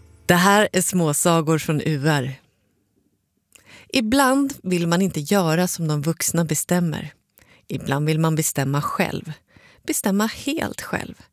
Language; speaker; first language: Swedish; native; Swedish